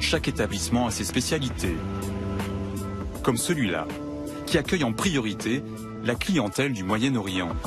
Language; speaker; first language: French; native; French